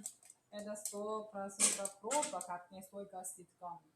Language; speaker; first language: Russian; non-native, learner; Chinese